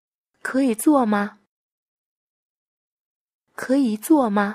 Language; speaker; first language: Chinese; non-native, fluent; Vietnamese